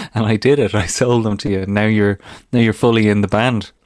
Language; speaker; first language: English; native; English